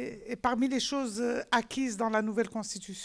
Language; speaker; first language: French; non-native, local second language; Arabic